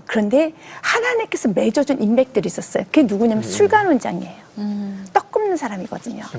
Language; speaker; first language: Korean; native; Korean